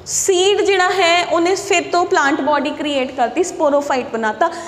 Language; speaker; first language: Hindi; non-native, local second language; Punjabi